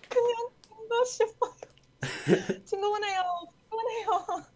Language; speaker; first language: Korean; non-native, learner; English